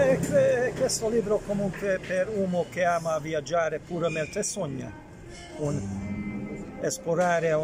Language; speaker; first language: Italian; non-native, learner; Hungarian